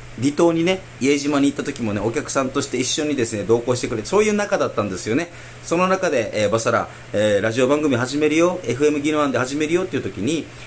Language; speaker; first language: Japanese; native; Japanese